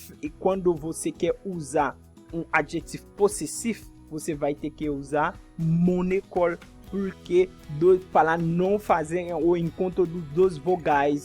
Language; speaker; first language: Portuguese; non-native, fluent; French